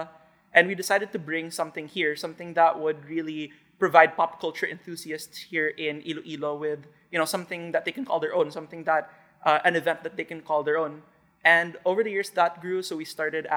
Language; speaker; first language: English; non-native, local second language; Hiligaynon